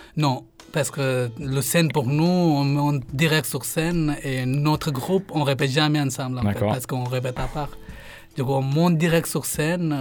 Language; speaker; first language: French; non-native, fluent; Hindi